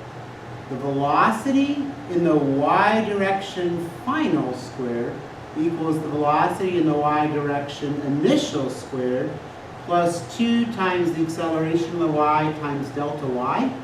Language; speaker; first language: English; native; English